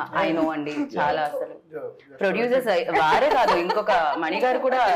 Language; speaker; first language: Telugu; native; Telugu